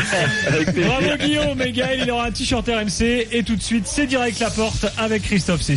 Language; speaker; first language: French; native; French